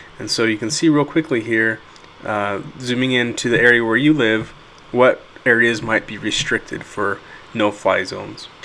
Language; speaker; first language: English; native; English